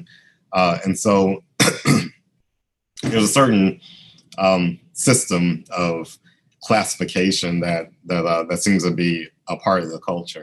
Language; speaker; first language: English; native; English